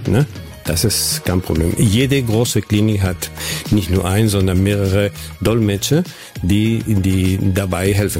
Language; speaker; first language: German; non-native, fluent; Spanish